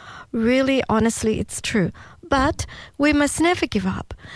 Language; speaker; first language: English; early bilingual, other home language; Italian